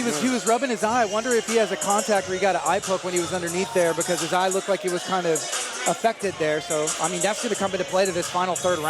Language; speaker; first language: English; native; English